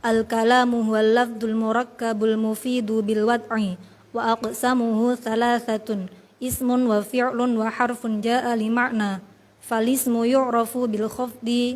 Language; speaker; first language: Arabic; non-native, learner; Indonesian